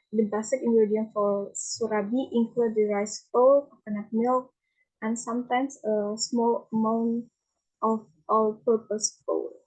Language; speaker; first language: English; non-native, learner; Indonesian